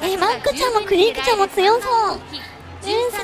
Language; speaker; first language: Japanese; native; Japanese